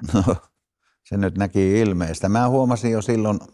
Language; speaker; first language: Finnish; native; Finnish